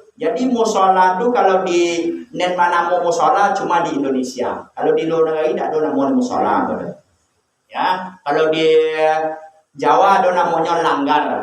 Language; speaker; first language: Malay; non-native, local second language; Minangkabau